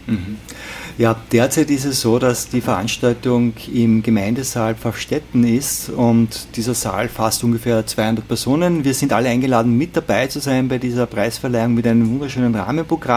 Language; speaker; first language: German; native; German